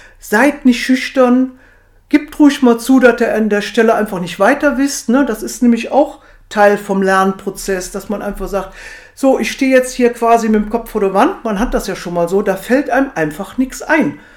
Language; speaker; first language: German; native; German